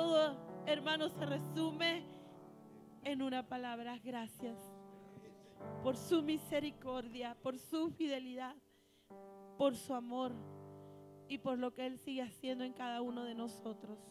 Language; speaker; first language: Spanish; native; Spanish